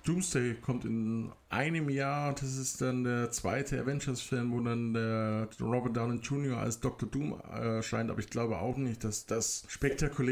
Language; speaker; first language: German; native; German